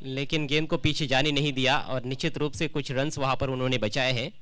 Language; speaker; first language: Hindi; non-native, local second language; Marathi